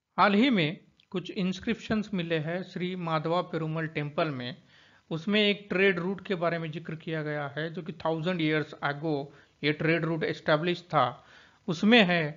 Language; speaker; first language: Hindi; non-native, local second language; Marathi